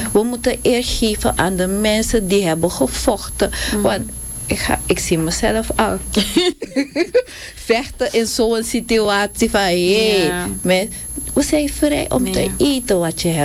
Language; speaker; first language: Dutch; non-native, local second language; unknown